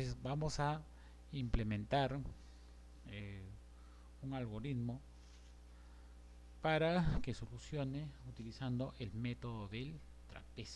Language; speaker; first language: Spanish; native; Spanish